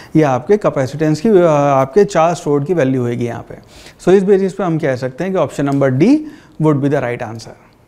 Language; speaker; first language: Hindi; native; Hindi